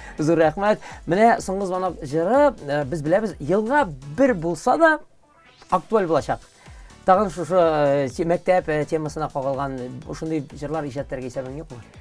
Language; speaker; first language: Tatar; native; Tatar